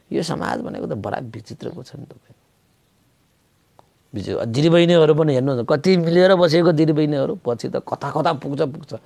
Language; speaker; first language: Nepali; non-native, local second language; Newari